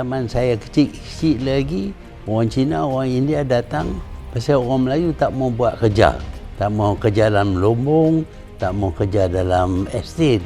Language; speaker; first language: Malay; native; Malay